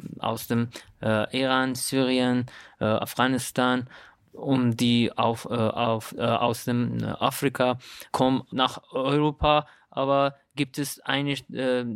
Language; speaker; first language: German; non-native, learner; Persian